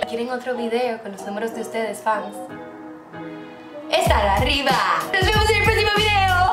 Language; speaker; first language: Spanish; native; Spanish